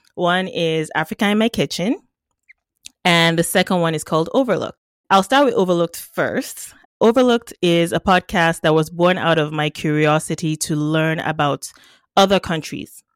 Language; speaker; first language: English; non-native, local second language; Yoruba